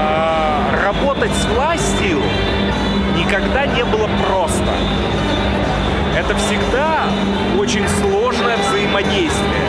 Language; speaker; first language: Russian; native; Russian